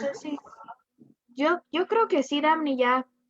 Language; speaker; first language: Spanish; native; Spanish